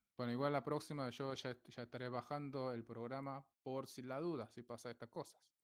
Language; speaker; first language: Spanish; non-native, fluent; Korean